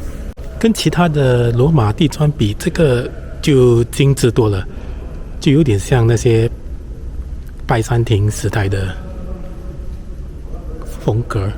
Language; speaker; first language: Chinese; native; Chinese